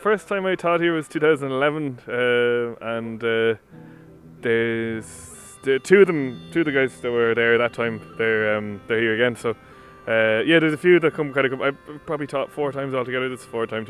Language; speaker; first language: English; non-native, local second language; Irish